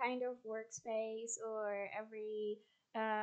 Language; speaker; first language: English; non-native, fluent; Polish